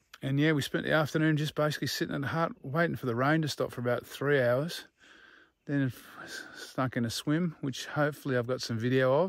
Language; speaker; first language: English; native; English